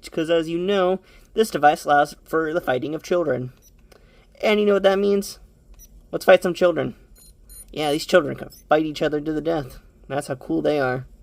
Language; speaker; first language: English; native; English